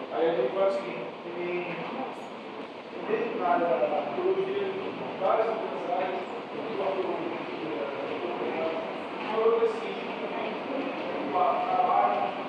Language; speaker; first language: Portuguese; native; Portuguese